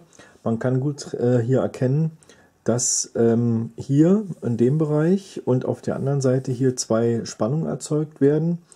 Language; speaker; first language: German; native; German